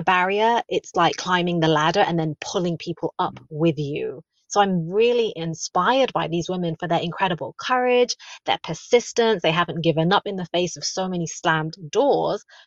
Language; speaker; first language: English; native; English